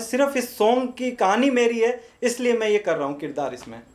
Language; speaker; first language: Hindi; native; Hindi